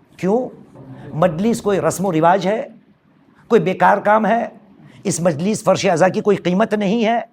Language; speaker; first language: Urdu; non-native, local second language; Gujarati